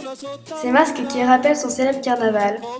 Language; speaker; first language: French; native; French